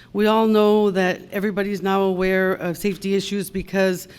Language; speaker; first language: English; native; English